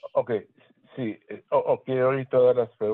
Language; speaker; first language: Spanish; early bilingual, heritage; Spanish